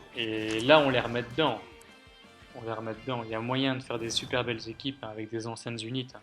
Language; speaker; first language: French; native; French